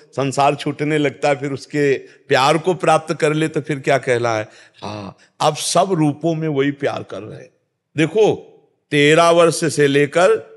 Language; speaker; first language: Hindi; native; Hindi